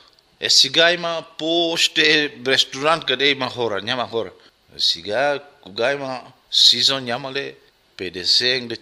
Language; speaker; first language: Bulgarian; non-native, local second language; Arabic